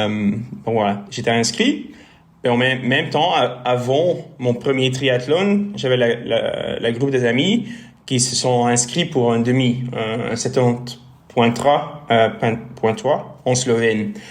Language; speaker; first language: French; non-native, local second language; Dutch